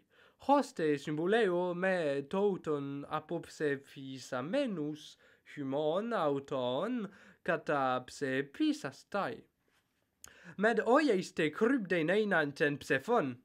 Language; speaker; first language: Greek; non-native, fluent; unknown